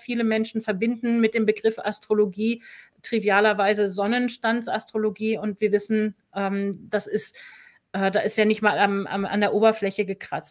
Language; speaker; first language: German; native; German